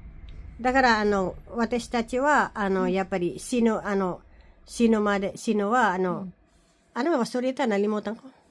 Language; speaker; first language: Japanese; non-native, learner; Filipino